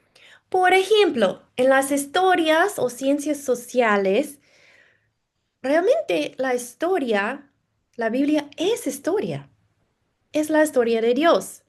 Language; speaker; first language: Spanish; non-native, fluent; English